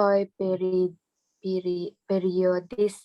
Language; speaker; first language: Spanish; non-native, learner; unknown